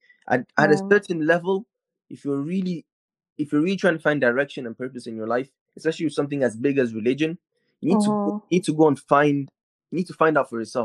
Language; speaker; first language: English; non-native, local second language; Hausa